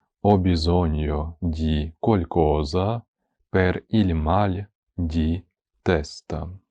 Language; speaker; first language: Italian; non-native, fluent; Ukrainian